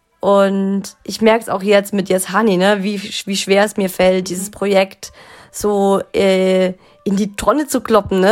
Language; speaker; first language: German; native; German